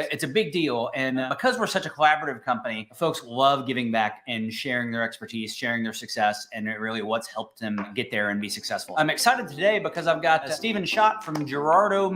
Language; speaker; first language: English; native; English